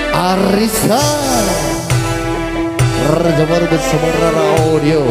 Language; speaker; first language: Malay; non-native, local second language; Javanese